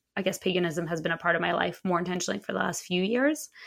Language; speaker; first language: English; early bilingual, other home language; Russian